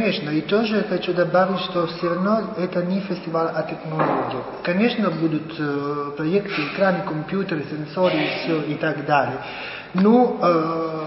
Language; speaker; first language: Russian; non-native, fluent; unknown